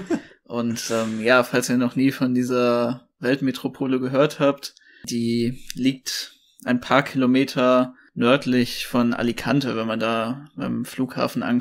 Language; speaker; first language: German; native; German